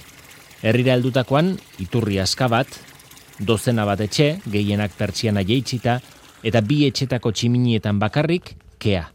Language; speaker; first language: Basque; native; Basque